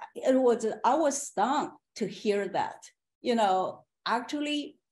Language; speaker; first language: English; non-native, fluent; Chinese